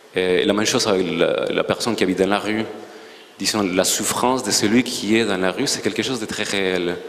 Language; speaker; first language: French; non-native, fluent; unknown